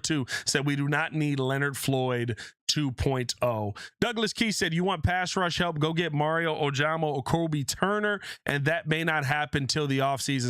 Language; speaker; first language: English; native; English